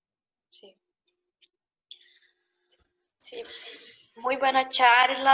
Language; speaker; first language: Spanish; non-native, learner; Portuguese